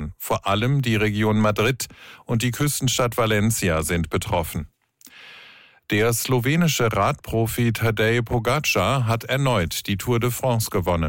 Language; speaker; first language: German; native; German